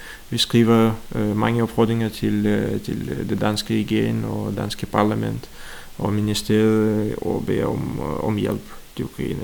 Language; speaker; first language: Danish; non-native, fluent; Russian